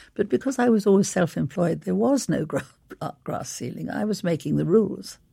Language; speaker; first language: English; native; English